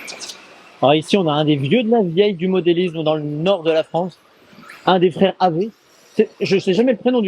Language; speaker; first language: French; native; French